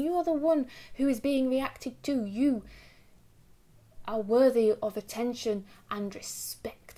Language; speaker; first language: English; native; English